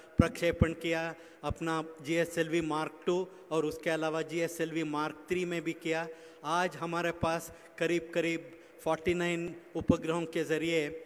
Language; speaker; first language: Hindi; non-native, local second language; Kannada